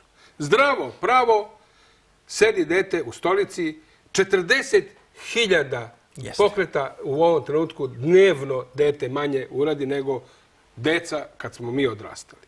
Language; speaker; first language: Croatian; native; Croatian